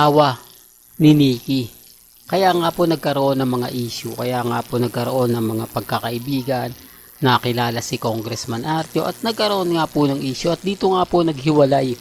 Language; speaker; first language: Filipino; native; Filipino